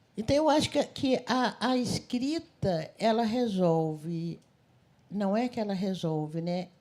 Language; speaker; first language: Portuguese; native; Portuguese